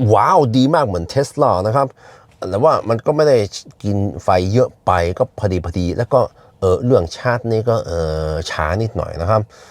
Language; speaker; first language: Thai; non-native, fluent; Norwegian